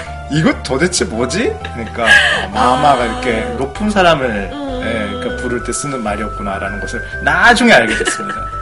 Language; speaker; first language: Korean; non-native, fluent; Japanese